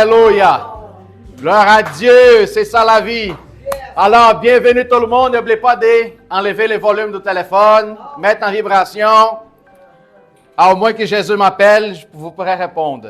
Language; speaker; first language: French; native; French